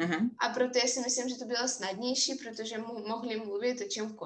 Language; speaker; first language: Czech; non-native, fluent; Russian